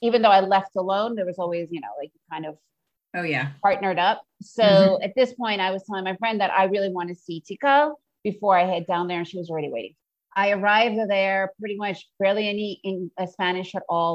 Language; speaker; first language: English; native; English